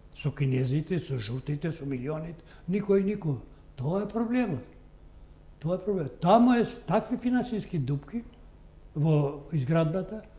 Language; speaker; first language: Macedonian; non-native, local second language; Albanian